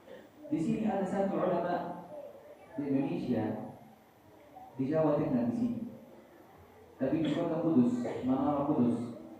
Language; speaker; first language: Indonesian; non-native, fluent; Arabic